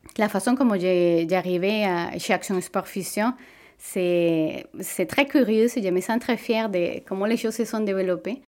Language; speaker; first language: French; non-native, fluent; Spanish